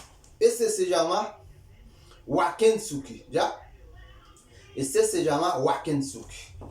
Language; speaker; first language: Spanish; non-native, learner; Haitian Creole